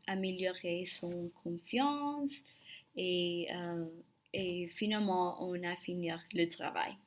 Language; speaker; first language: French; non-native, learner; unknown